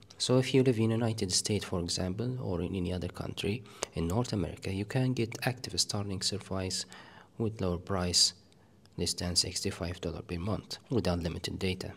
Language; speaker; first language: English; non-native, fluent; Arabic